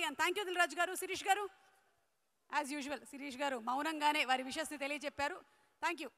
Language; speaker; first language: Telugu; native; Telugu